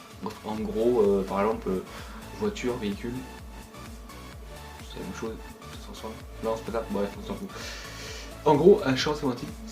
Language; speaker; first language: French; native; French